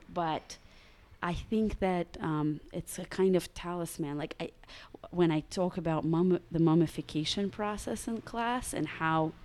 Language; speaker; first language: English; early bilingual, other home language; Russian